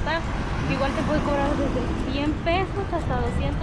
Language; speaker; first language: Spanish; native; Spanish